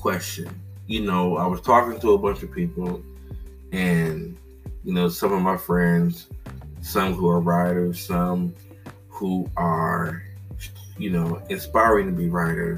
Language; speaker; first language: English; native; English